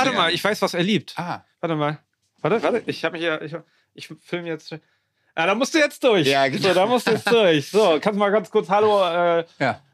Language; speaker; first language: German; native; German